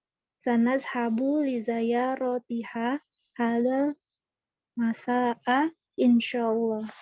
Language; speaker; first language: Arabic; non-native, learner; Indonesian